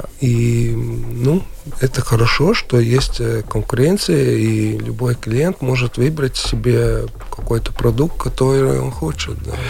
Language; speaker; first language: Russian; non-native, local second language; Latvian